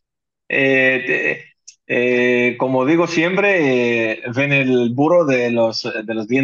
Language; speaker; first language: Spanish; non-native, fluent; Greek